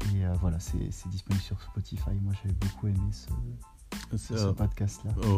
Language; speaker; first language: French; native; French